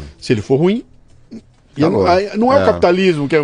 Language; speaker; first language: Portuguese; native; Portuguese